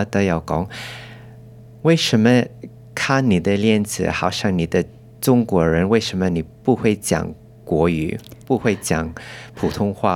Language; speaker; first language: Chinese; early bilingual, heritage; Cantonese